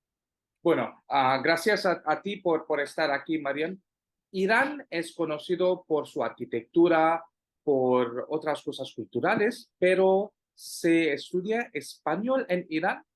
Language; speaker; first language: Spanish; non-native, fluent; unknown